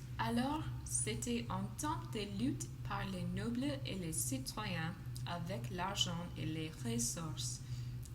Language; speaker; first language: French; non-native, learner; English